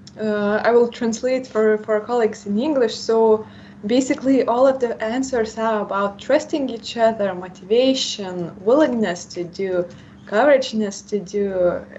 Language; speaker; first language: English; non-native, fluent; Lithuanian